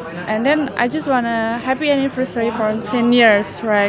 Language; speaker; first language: English; non-native, learner; Indonesian